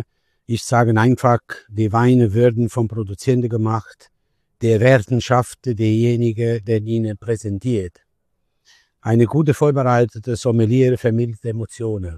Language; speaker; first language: German; non-native, learner; Italian